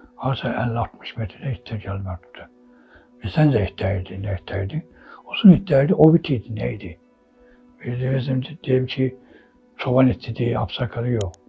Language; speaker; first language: Azerbaijani; non-native, local second language; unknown